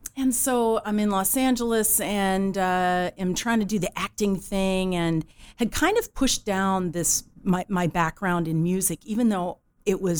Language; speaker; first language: English; native; English